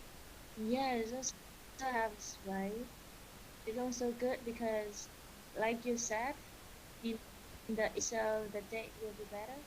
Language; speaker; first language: English; non-native, learner; Vietnamese